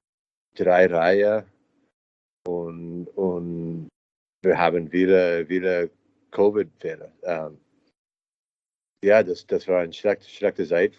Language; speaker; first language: German; non-native, learner; English